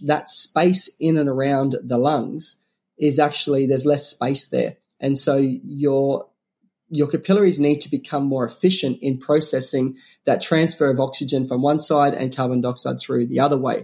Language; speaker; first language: English; native; English